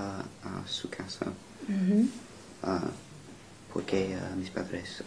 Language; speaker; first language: Spanish; non-native, learner; English